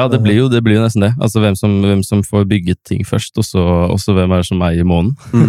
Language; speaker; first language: Norwegian; native; Norwegian